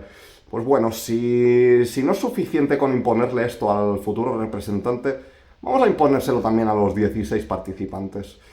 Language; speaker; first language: Spanish; native; Spanish